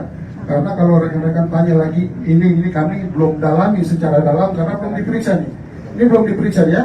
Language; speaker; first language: Indonesian; native; Indonesian